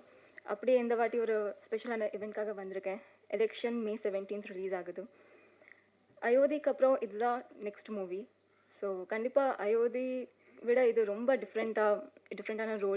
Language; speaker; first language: Tamil; non-native, fluent; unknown